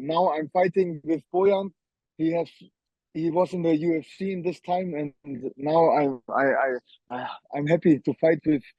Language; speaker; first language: English; non-native, learner; German